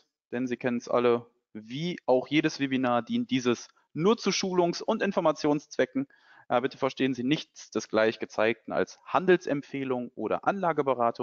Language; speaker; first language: German; native; German